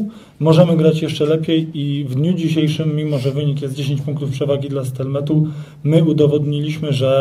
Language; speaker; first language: Polish; native; Polish